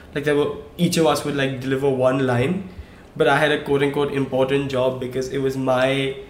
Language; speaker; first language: English; non-native, local second language; Hindi